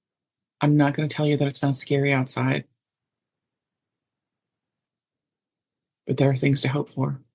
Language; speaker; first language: English; native; English